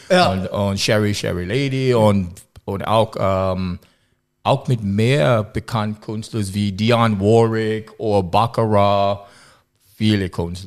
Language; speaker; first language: German; non-native, learner; English